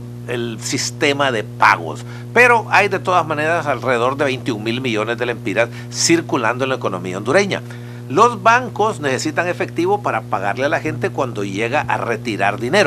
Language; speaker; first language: Spanish; native; Spanish